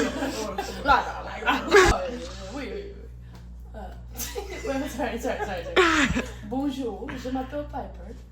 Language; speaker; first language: French; non-native, learner; English